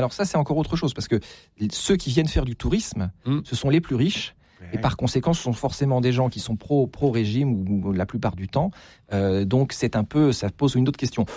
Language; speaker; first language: French; native; French